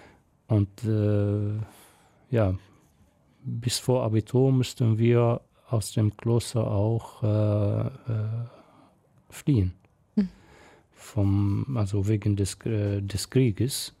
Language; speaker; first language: German; non-native, fluent; Arabic